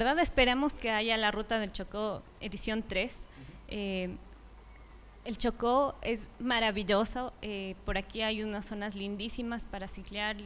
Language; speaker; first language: Spanish; native; Spanish